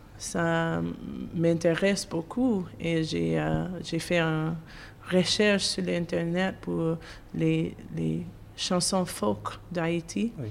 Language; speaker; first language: French; non-native, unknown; English